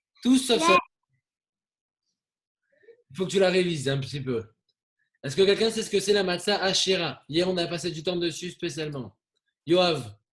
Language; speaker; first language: French; native; French